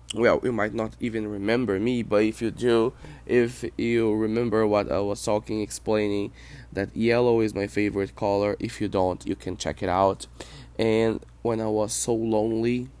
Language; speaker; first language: English; non-native, fluent; Portuguese